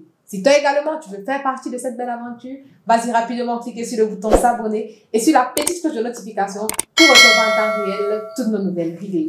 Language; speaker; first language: French; non-native, local second language; Fula